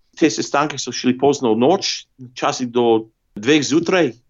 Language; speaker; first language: Slovenian; early bilingual, heritage; Slovenian